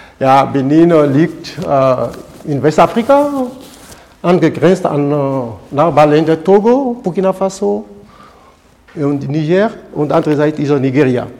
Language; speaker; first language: German; non-native, fluent; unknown